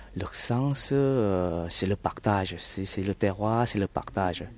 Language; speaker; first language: French; early bilingual, other home language; Vietnamese